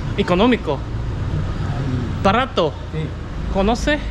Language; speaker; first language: Spanish; non-native, learner; Korean